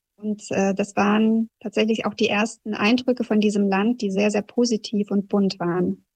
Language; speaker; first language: German; early bilingual, other home language; Russian